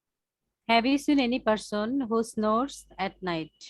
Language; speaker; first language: English; non-native, learner; Bangla